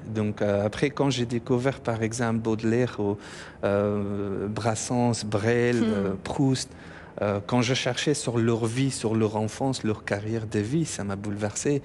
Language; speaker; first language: French; non-native, fluent; Persian